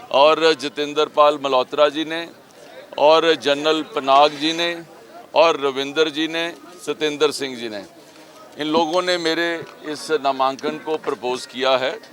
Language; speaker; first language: Hindi; native; Hindi